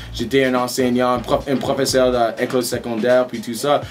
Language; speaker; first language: French; non-native, local second language; English